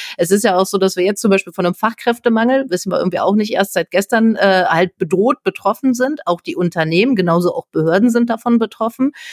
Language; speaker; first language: German; native; German